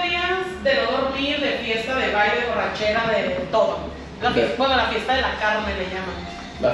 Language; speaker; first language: Spanish; native; Spanish